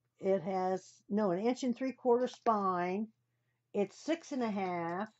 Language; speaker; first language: English; native; English